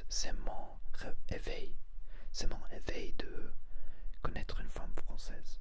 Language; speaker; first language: French; non-native, learner; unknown